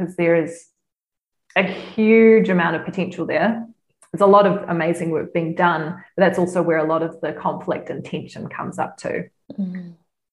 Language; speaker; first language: English; native; English